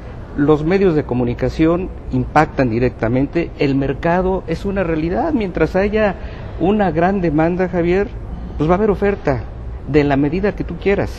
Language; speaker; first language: Spanish; native; Spanish